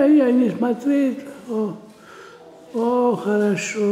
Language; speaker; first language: Russian; non-native, learner; French